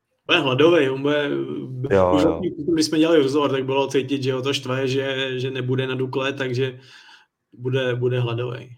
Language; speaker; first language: Czech; native; Czech